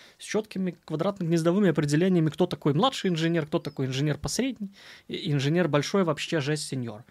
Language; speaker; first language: Russian; native; Russian